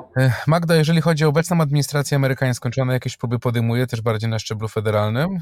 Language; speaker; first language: Polish; native; Polish